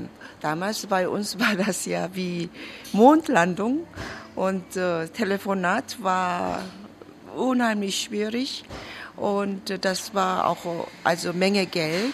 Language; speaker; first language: German; non-native, fluent; Korean